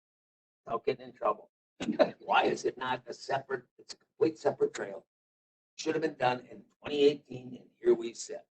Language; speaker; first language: English; native; English